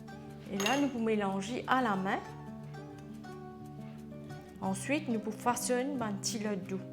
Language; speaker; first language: French; non-native, local second language; Morisyen